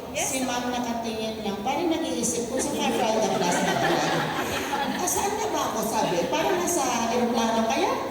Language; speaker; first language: Filipino; non-native, local second language; Hiligaynon